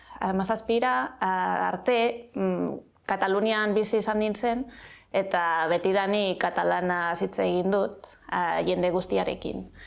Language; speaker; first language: Basque; non-native, fluent; Catalan